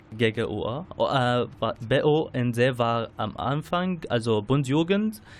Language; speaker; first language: German; non-native, learner; Arabic